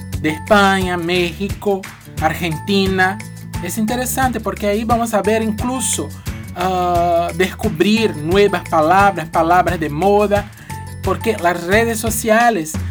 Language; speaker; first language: Spanish; non-native, fluent; Portuguese